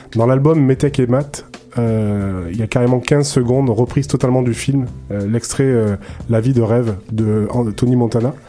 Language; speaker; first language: French; native; French